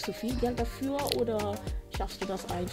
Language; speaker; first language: German; non-native, local second language; Swahili